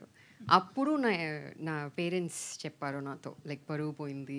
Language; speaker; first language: Telugu; non-native, learner; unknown